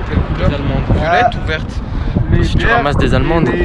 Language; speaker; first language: French; native; French